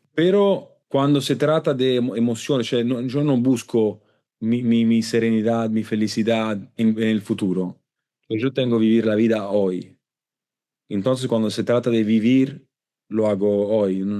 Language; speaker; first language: Spanish; non-native, learner; Italian